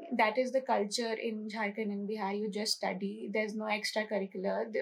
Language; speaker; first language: English; non-native, local second language; Hindi